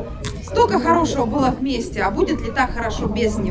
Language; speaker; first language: Russian; native; Russian